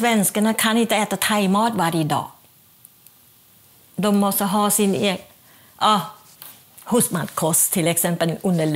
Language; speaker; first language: Swedish; non-native, fluent; Thai